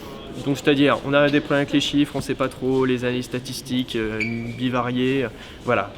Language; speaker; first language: French; native; French